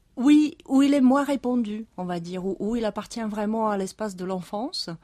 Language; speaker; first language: French; non-native, fluent; Czech